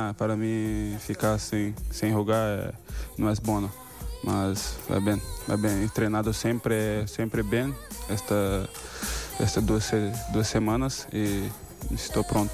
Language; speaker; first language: Spanish; non-native, learner; Portuguese